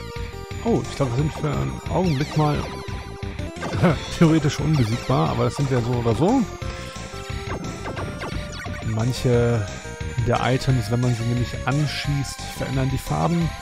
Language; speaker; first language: German; native; German